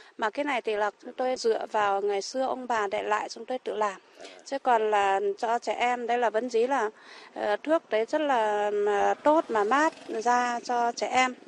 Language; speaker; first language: Vietnamese; non-native, local second language; Iu Mien